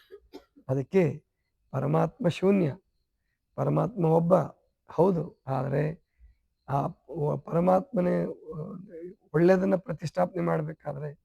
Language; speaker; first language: Kannada; native; Kannada